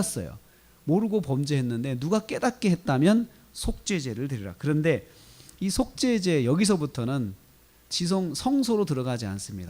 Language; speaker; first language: Korean; native; Korean